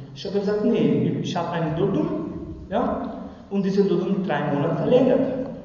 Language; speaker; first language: German; non-native, learner; Romany